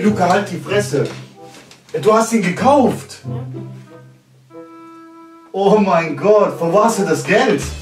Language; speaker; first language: German; native; German